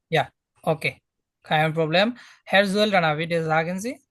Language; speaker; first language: German; non-native, fluent; Bangla